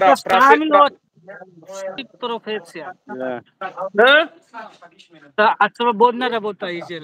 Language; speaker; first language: Russian; non-native, learner; Hindi